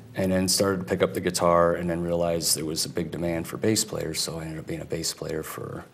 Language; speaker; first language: English; native; English